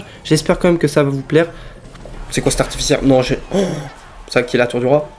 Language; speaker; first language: French; native; French